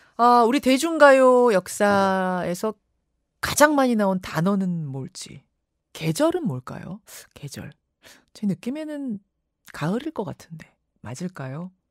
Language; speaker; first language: Korean; native; Korean